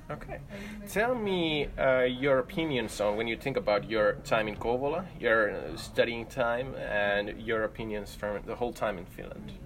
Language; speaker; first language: English; non-native, fluent; Finnish